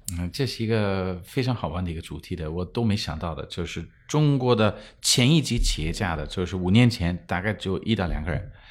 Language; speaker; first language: Chinese; non-native, fluent; English